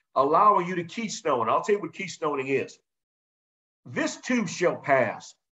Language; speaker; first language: English; native; English